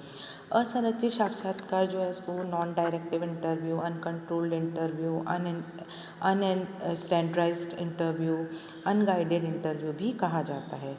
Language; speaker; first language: Hindi; native; Hindi